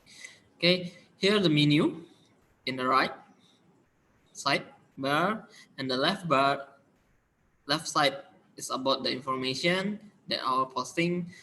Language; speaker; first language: English; non-native, learner; Indonesian